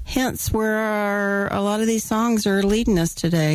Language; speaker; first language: English; native; English